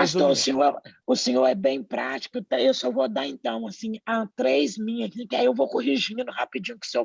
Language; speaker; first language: Portuguese; native; Portuguese